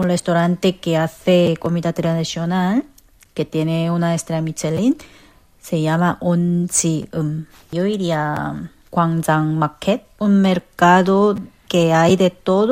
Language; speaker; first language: Spanish; non-native, fluent; Korean